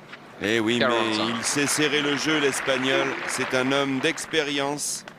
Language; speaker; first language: French; native; French